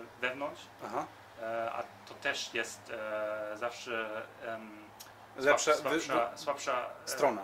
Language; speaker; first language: Polish; early bilingual, heritage; Polish